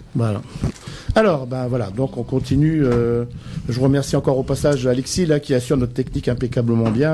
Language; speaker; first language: French; native; French